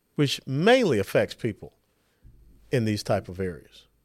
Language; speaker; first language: English; native; English